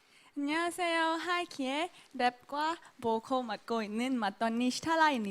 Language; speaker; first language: Korean; non-native, local second language; Thai